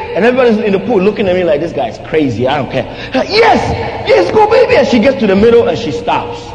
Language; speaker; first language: English; non-native, local second language; Akan